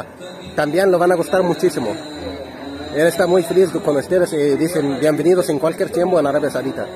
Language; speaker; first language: Spanish; non-native, learner; Arabic